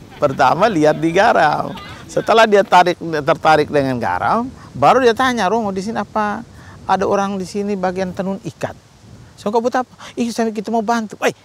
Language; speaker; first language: Indonesian; non-native, local second language; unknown